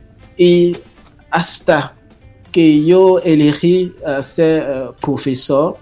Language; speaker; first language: Spanish; non-native, fluent; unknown